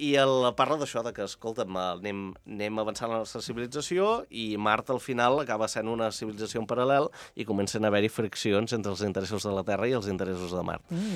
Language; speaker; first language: Catalan; native; Catalan